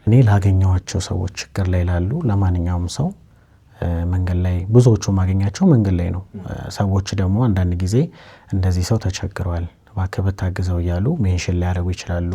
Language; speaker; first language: Amharic; native; Amharic